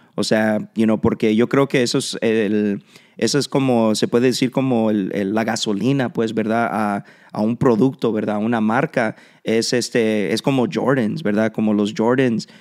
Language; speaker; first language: Spanish; early bilingual, heritage; Spanish